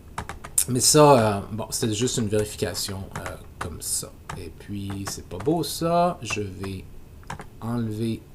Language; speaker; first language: French; native; French